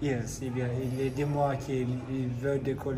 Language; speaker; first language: French; non-native, learner; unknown